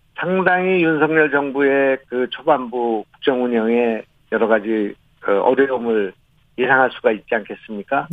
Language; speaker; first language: Korean; native; Korean